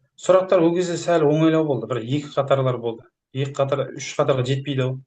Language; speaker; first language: Kazakh; early bilingual, heritage; Kazakh